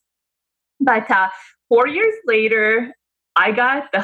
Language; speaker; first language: English; non-native, fluent; Bosnian